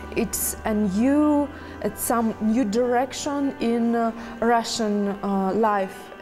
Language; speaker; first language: English; non-native, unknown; Russian